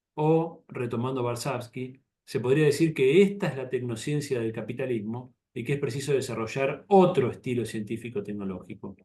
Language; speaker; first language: Spanish; native; Spanish